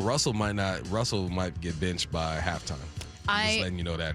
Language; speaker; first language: English; native; English